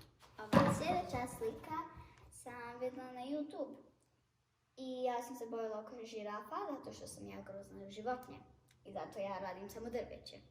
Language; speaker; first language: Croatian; early bilingual, heritage; Bosnian